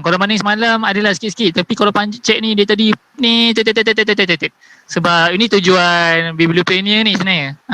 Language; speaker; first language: Malay; native; Malay